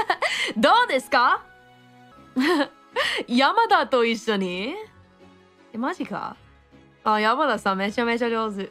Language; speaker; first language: Japanese; non-native, fluent; English